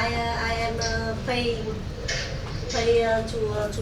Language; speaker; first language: English; non-native, learner; Vietnamese